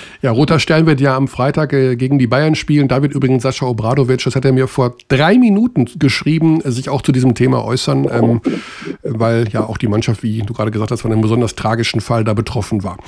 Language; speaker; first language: German; native; German